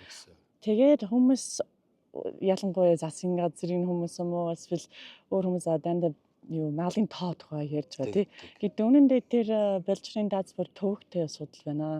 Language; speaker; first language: Mongolian; non-native, learner; English